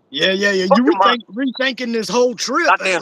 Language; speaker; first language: English; native; English